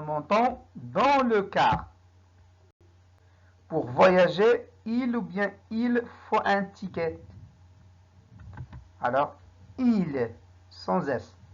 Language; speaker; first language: French; non-native, local second language; Arabic